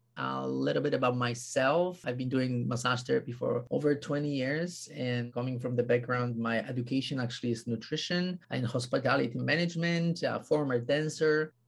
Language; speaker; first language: English; non-native, fluent; Polish